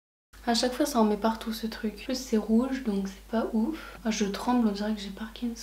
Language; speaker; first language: French; native; French